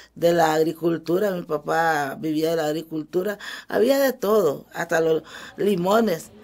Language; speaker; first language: Spanish; early bilingual, other home language; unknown